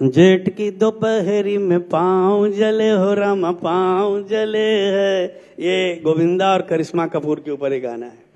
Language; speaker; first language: Hindi; native; Hindi